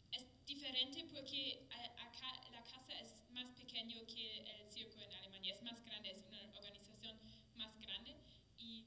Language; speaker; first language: Spanish; non-native, learner; German